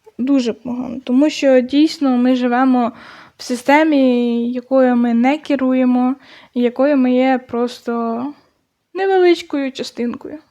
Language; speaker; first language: Ukrainian; non-native, local second language; Russian